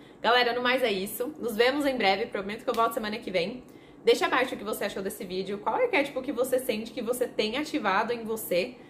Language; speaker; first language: Portuguese; non-native, fluent; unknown